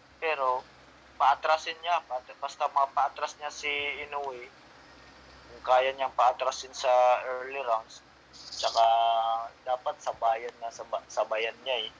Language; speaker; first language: Filipino; non-native, local second language; Cebuano